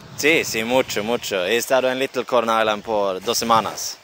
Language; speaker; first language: Spanish; non-native, learner; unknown